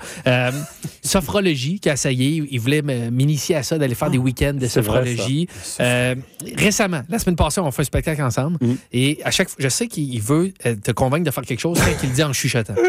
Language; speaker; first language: French; native; French